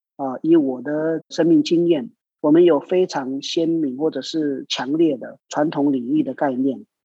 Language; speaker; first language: Chinese; non-native, local second language; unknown